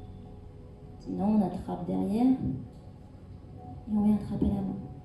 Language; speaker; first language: French; native; French